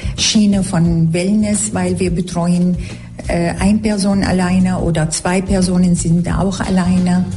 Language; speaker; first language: German; non-native, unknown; Arabic